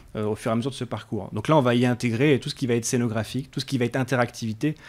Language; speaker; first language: French; native; French